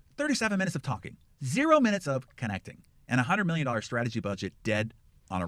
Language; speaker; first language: English; native; English